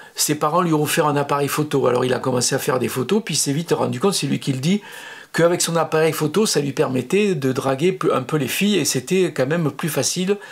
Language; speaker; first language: French; native; French